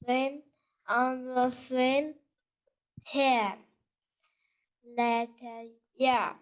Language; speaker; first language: English; non-native, learner; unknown